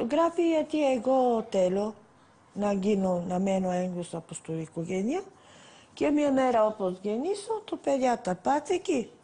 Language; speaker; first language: Greek; non-native, learner; Bulgarian